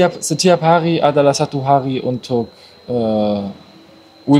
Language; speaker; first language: Indonesian; non-native, learner; German